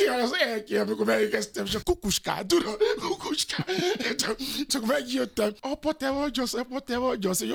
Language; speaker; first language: Hungarian; non-native, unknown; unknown